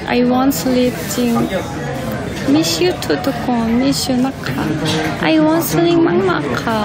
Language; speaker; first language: English; non-native, learner; Korean